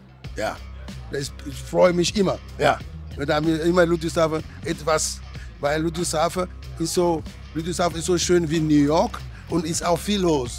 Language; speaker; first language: German; non-native, fluent; Ewe